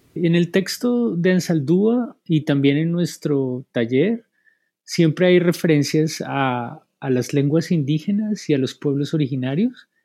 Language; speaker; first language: Spanish; native; Spanish